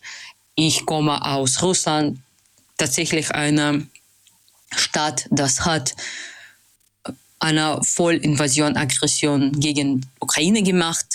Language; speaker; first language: German; non-native, fluent; Russian